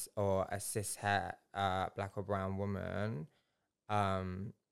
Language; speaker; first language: English; native; English